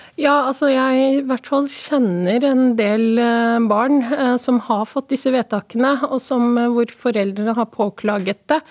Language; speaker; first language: Norwegian; early bilingual, other home language; Somali